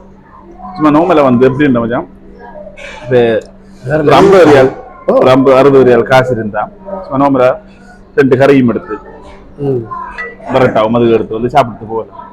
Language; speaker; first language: Tamil; native; Tamil